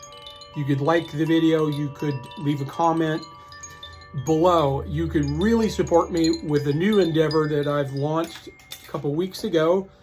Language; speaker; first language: English; native; English